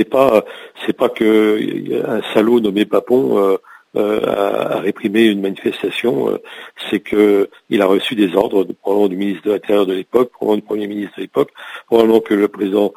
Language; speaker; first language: French; native; French